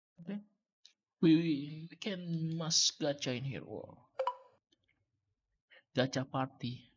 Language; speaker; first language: English; non-native, learner; Malay